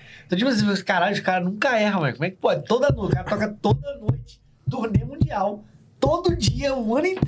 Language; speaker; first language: Portuguese; native; Portuguese